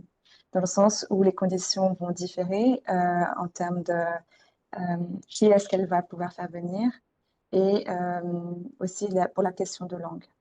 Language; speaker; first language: French; native; French